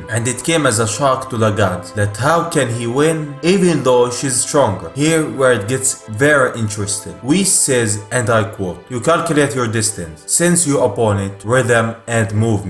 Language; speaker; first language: English; non-native, fluent; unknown